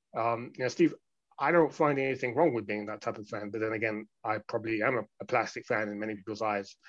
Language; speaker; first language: English; native; English